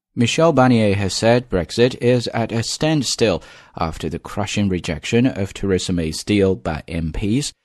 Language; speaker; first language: English; non-native, fluent; Chinese